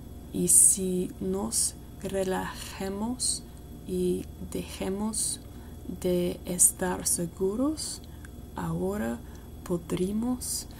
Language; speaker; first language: Spanish; non-native, learner; English